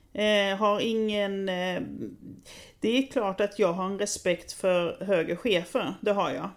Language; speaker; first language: Swedish; native; Swedish